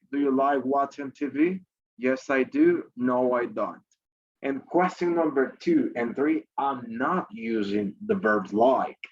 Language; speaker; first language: English; non-native, fluent; Spanish